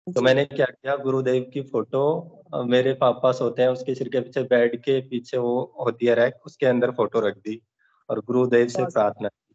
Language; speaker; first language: Hindi; native; Hindi